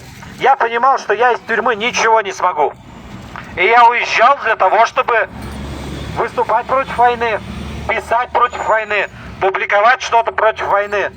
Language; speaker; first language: Russian; native; Russian